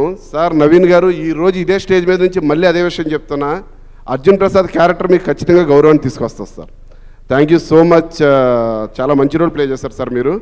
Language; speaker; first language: Telugu; native; Telugu